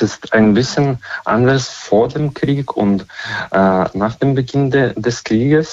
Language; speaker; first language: German; non-native, fluent; Ukrainian